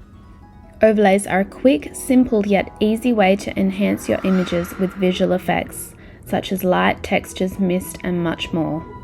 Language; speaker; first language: English; native; English